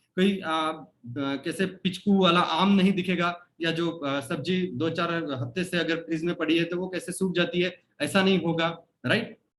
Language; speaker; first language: Hindi; non-native, local second language; Marathi